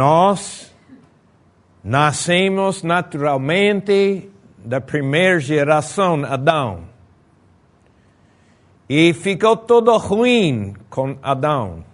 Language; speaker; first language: Portuguese; non-native, fluent; Spanish